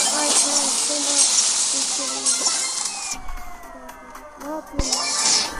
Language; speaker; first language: Turkish; native; Turkish